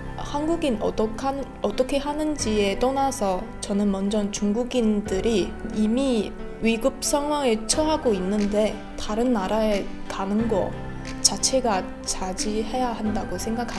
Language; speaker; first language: Korean; non-native, learner; Chinese